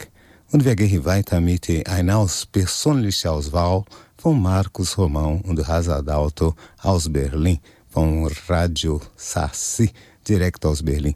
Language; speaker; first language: German; non-native, fluent; Portuguese